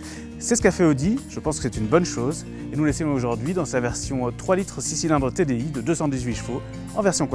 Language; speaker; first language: French; native; French